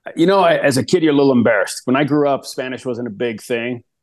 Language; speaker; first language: English; early bilingual, other home language; Spanish